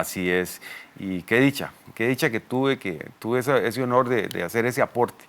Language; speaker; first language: Spanish; native; Spanish